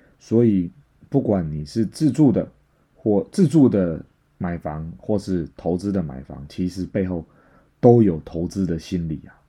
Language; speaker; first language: Chinese; native; Chinese